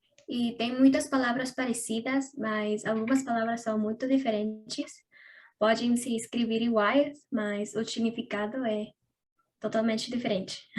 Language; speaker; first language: Portuguese; non-native, learner; Spanish